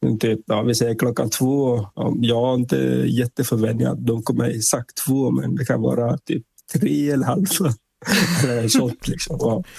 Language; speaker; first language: Swedish; non-native, fluent; Vietnamese